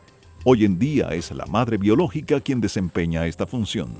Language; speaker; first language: Spanish; native; Spanish